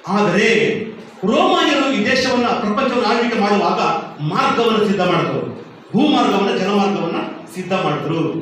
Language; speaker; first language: Kannada; non-native, local second language; Tamil